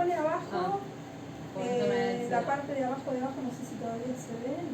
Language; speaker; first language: Spanish; native; Spanish